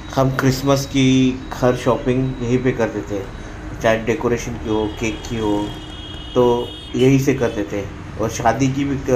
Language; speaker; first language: Hindi; non-native, local second language; Marathi